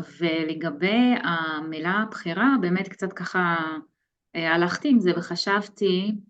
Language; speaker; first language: Hebrew; non-native, local second language; Arabic